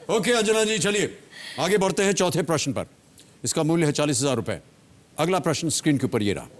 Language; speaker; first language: Hindi; native; Hindi